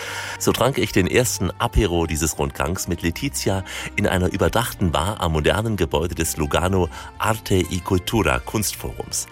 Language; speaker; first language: German; native; German